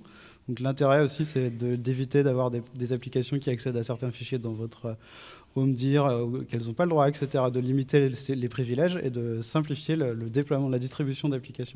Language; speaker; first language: French; native; French